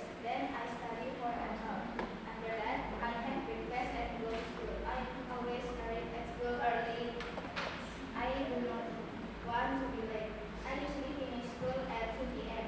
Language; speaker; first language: English; non-native, learner; Indonesian